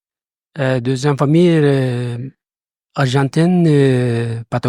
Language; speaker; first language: French; non-native, learner; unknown